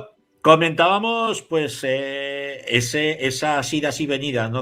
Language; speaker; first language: Spanish; native; Spanish